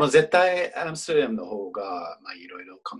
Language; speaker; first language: Japanese; non-native, fluent; English